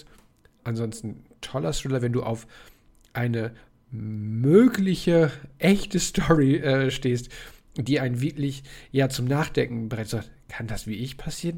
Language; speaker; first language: German; native; German